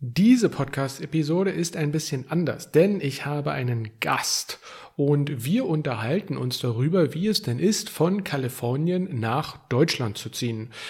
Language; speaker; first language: German; native; German